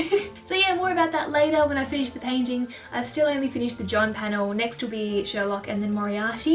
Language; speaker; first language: English; native; English